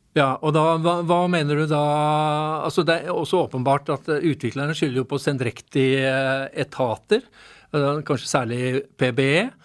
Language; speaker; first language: Norwegian; native; Norwegian